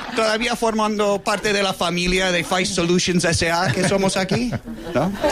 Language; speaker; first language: Spanish; non-native, fluent; English